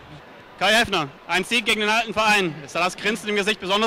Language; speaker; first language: German; native; German